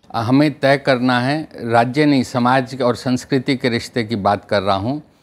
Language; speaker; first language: Hindi; native; Hindi